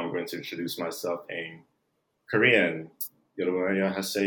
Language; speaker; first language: English; non-native, local second language; Jamaican Creole English